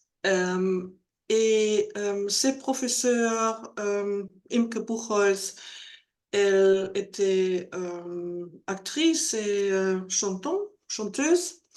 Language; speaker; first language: French; non-native, learner; Spanish